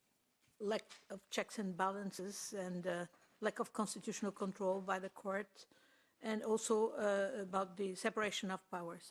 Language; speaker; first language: English; non-native, fluent; Portuguese